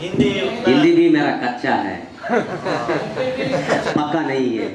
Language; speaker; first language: Hindi; non-native, learner; English